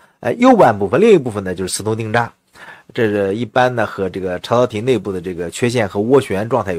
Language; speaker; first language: Chinese; native; Chinese